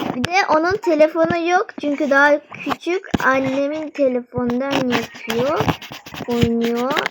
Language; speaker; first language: Turkish; non-native, fluent; Russian